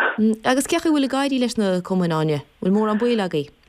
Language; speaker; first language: Irish; native; Irish